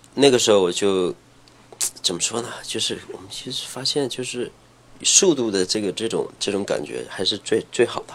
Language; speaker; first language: Chinese; native; Chinese